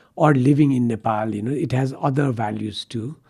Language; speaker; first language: English; non-native, local second language; Nepali